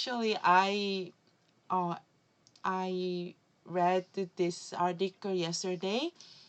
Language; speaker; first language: English; non-native, learner; Korean